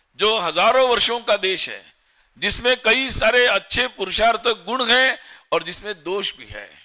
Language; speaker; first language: Hindi; non-native, local second language; Marathi